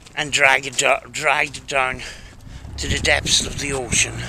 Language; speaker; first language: English; native; English